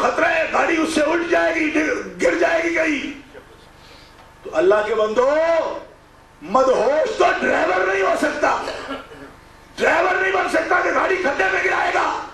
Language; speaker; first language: Urdu; non-native, local second language; Punjabi